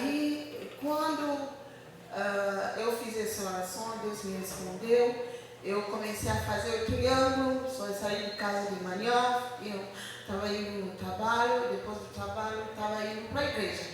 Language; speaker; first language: Portuguese; non-native, learner; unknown